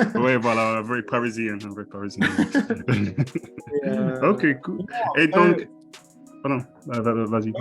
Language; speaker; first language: French; non-native, fluent; English